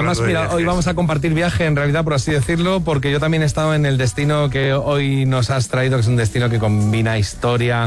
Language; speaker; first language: Spanish; native; Spanish